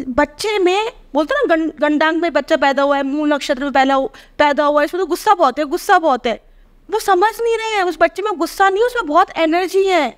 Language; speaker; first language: Hindi; native; Hindi